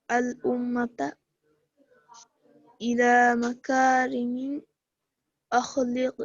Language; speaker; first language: Arabic; non-native, learner; Divehi